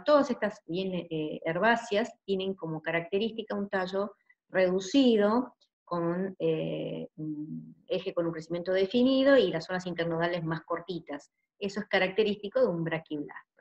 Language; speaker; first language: Spanish; native; Spanish